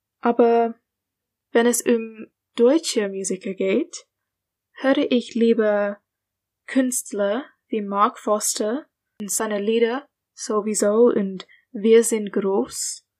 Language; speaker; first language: German; non-native, learner; English